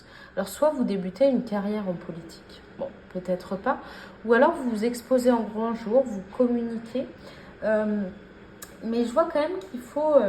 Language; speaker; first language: French; native; French